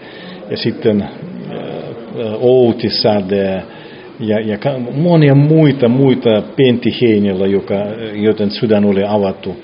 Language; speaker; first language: Finnish; non-native, fluent; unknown